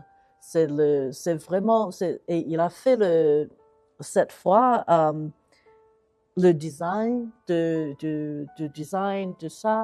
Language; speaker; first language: French; non-native, learner; Chinese